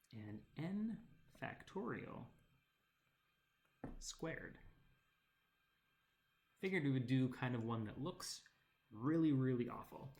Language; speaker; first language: English; native; English